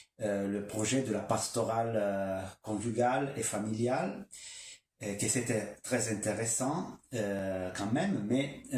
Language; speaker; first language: French; non-native, local second language; Kinyarwanda